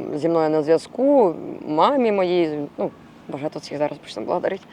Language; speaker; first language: Ukrainian; non-native, local second language; Russian